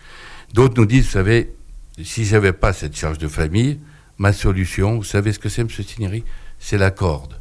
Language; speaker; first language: French; native; French